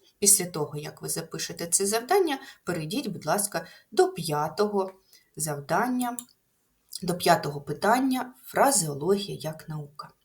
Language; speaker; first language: Ukrainian; native; Ukrainian